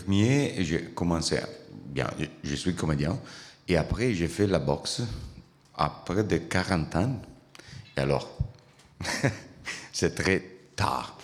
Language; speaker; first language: French; non-native, learner; Italian